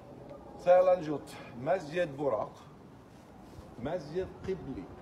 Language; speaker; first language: Indonesian; non-native, fluent; Arabic